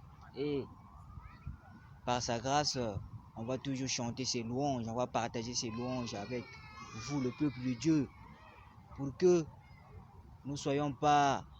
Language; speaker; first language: French; non-native, local second language; Lingala